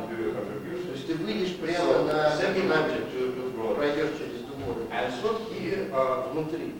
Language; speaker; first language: Russian; native; Russian